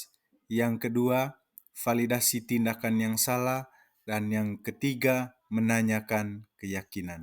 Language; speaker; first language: Indonesian; non-native, local second language; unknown